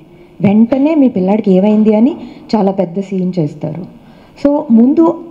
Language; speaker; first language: Telugu; native; Telugu